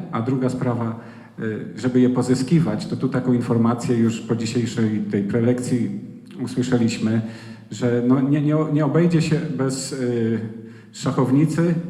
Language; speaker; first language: Polish; native; Polish